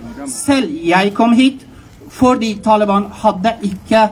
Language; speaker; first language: Norwegian; non-native, fluent; Persian